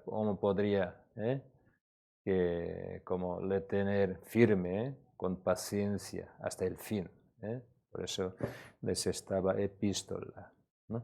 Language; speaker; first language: Spanish; non-native, learner; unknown